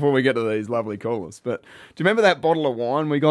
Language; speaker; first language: English; native; English